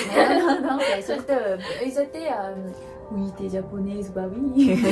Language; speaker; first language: French; non-native, learner; Japanese